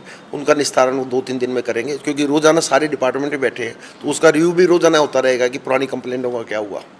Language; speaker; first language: Hindi; native; Hindi